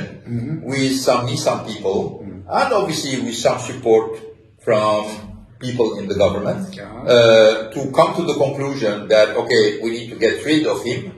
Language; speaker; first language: English; non-native, fluent; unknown